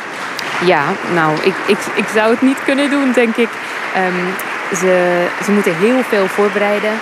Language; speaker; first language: Dutch; early bilingual, heritage; English